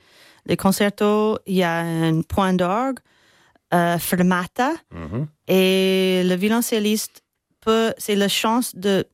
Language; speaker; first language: French; non-native, learner; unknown